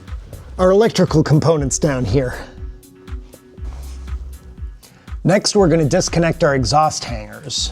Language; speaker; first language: English; native; English